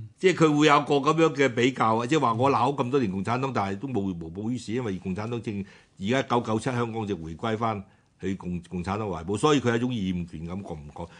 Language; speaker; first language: Cantonese; native; Cantonese